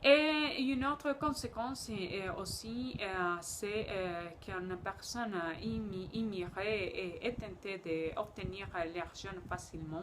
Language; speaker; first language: French; non-native, learner; Spanish